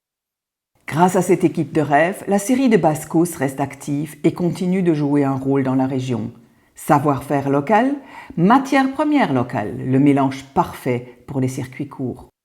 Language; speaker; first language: French; native; French